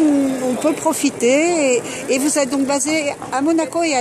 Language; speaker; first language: French; native; French